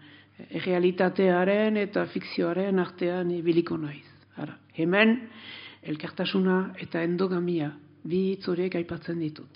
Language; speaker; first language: Basque; native; Basque